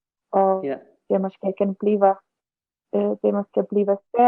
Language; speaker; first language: Danish; non-native, learner; Russian